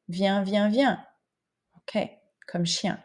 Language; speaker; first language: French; non-native, fluent; English